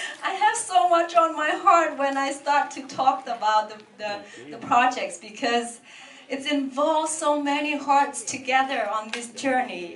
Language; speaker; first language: English; non-native, fluent; Vietnamese